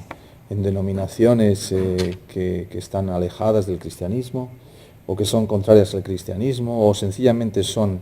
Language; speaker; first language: Spanish; native; Spanish